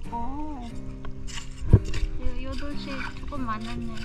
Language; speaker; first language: Korean; non-native, learner; Filipino